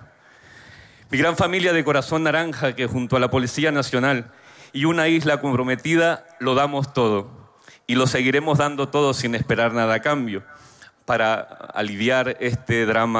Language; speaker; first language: Spanish; native; Spanish